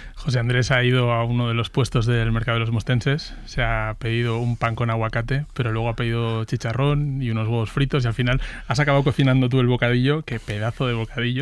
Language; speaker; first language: Spanish; native; Spanish